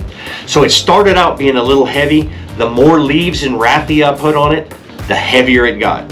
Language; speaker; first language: English; native; English